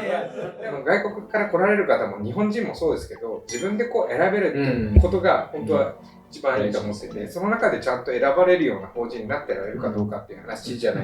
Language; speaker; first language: Japanese; native; Japanese